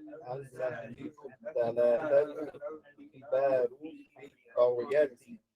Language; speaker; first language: Arabic; non-native, learner; English